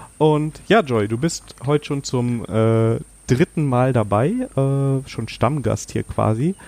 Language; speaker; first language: German; native; German